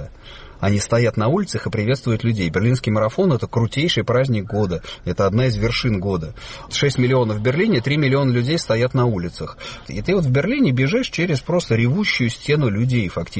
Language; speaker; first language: Russian; native; Russian